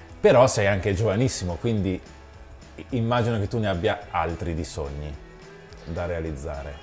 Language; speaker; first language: Italian; native; Italian